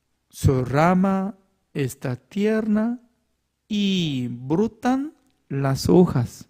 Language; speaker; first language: Spanish; non-native, fluent; Korean